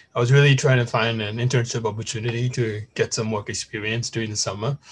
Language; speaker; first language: English; non-native, fluent; Burmese